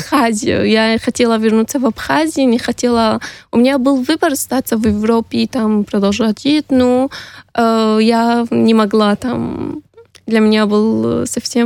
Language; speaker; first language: Russian; non-native, learner; Arabic